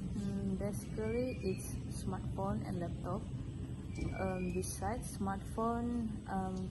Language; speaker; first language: English; non-native, local second language; Malay